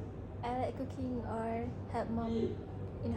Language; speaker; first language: English; non-native, learner; Malay